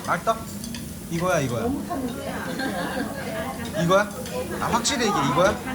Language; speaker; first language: Korean; native; Korean